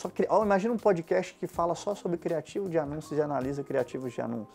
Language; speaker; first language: Portuguese; native; Portuguese